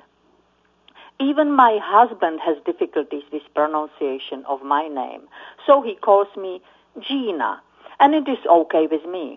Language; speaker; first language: English; non-native, fluent; Czech